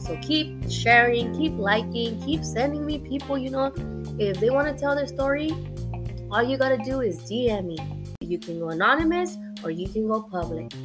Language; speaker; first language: English; early bilingual, other home language; Spanish